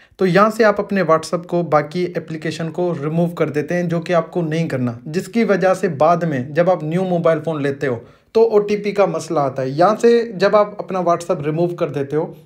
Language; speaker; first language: Urdu; non-native, local second language; Sindhi